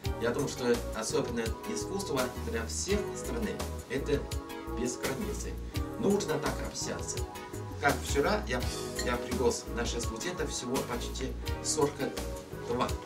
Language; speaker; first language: Russian; non-native, learner; Chinese